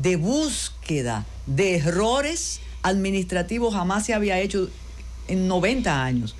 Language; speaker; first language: Spanish; native; Spanish